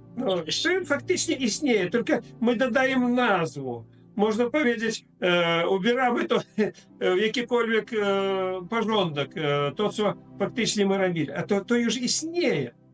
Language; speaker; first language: Polish; non-native, fluent; Russian